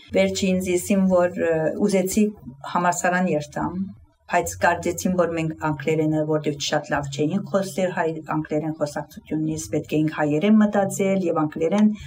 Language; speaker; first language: Armenian; early bilingual, heritage; Armenian